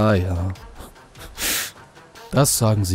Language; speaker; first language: German; native; German